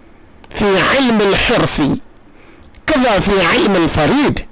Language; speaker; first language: Arabic; non-native, learner; Yoruba